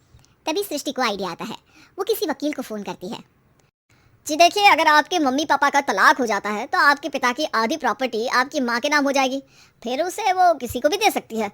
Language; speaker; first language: Hindi; native; Hindi